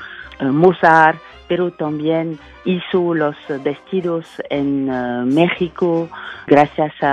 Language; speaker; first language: Spanish; non-native, fluent; French